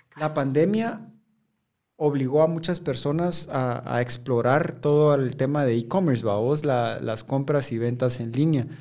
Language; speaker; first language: Spanish; native; Spanish